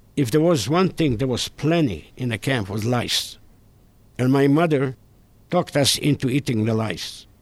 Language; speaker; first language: English; non-native, fluent; Hungarian